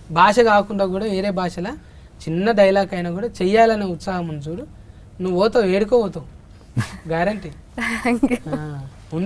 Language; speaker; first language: Telugu; native; Telugu